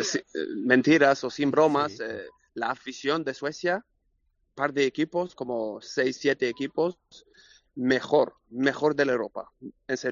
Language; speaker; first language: Spanish; non-native, learner; Swedish